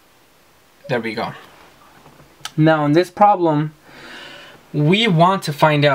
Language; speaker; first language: English; native; English